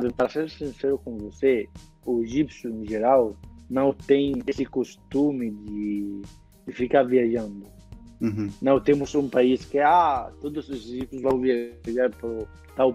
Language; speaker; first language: Portuguese; non-native, fluent; Arabic